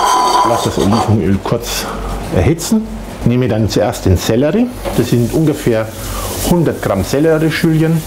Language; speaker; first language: German; native; German